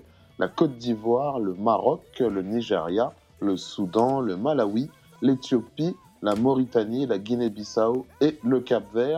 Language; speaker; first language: French; native; French